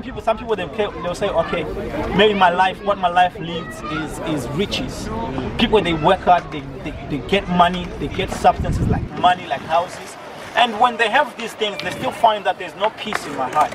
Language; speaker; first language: English; non-native, local second language; Shona